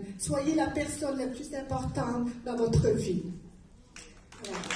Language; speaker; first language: French; native; French